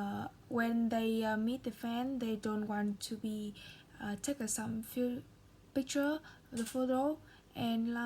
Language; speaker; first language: English; non-native, learner; Vietnamese